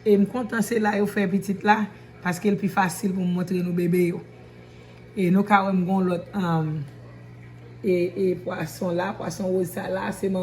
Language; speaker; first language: French; non-native, learner; Haitian Creole